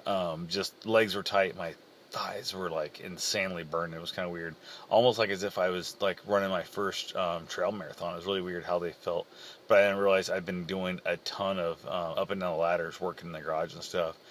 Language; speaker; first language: English; native; English